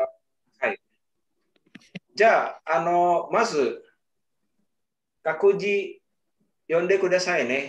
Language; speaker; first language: Japanese; non-native, learner; Indonesian